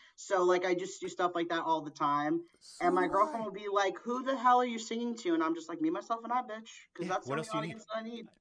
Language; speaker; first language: English; early bilingual, other home language; Portuguese